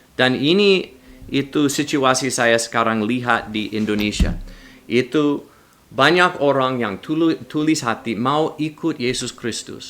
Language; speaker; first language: Indonesian; non-native, learner; English